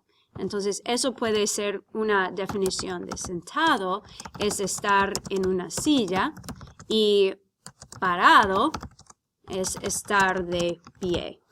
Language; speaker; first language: Spanish; non-native, fluent; English